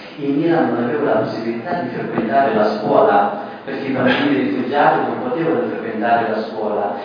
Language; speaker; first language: Italian; non-native, fluent; Persian